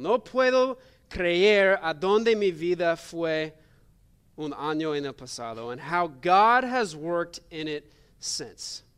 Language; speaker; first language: Spanish; non-native, learner; English